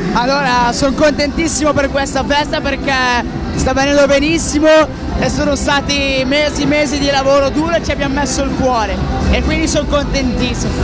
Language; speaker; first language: Italian; native; Italian